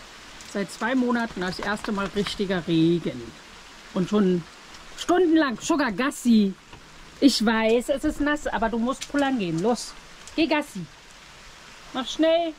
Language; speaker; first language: German; native; German